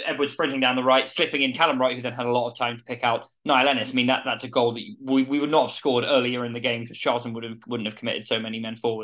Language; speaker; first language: English; native; English